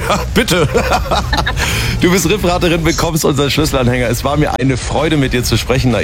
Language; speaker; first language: German; native; German